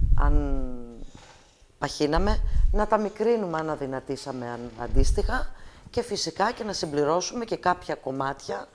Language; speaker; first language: Greek; early bilingual, heritage; Greek